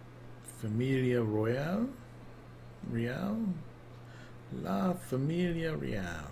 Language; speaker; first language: Spanish; non-native, learner; English